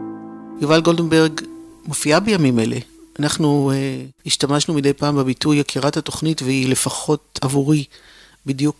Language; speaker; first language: Hebrew; native; Hebrew